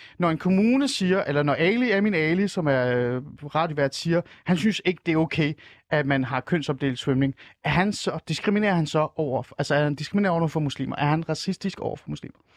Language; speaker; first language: Danish; early bilingual, other home language; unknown